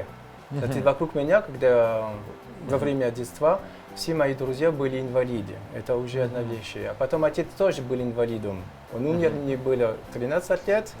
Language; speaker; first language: Russian; non-native, learner; French